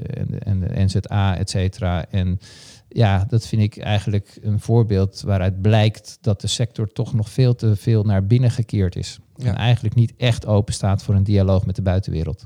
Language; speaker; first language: Dutch; native; Dutch